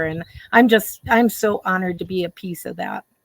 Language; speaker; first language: English; native; English